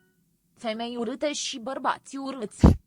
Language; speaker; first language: Romanian; non-native, learner; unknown